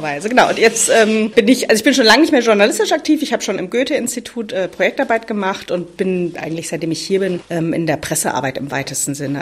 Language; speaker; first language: German; native; German